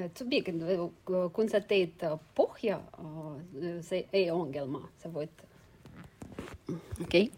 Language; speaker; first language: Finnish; non-native, learner; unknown